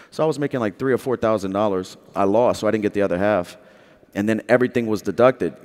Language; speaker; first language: English; native; English